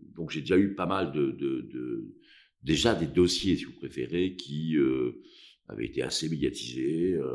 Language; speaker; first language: French; native; French